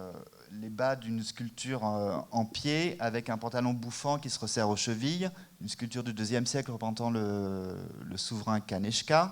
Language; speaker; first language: French; native; French